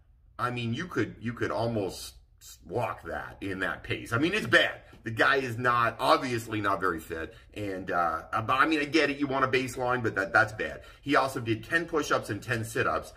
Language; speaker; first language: English; native; English